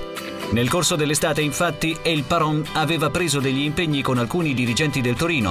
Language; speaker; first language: Italian; native; Italian